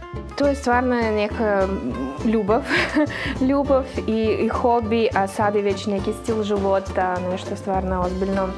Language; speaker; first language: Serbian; non-native, fluent; Russian